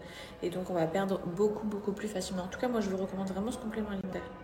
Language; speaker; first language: French; native; French